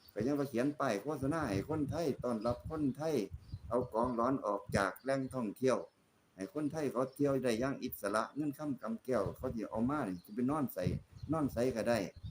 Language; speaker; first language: Thai; native; Thai